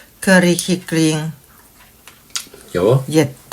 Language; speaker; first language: Swedish; non-native, learner; Thai